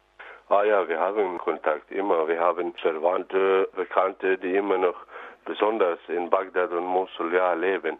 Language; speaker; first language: German; non-native, fluent; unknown